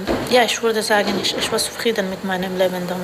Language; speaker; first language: German; non-native, learner; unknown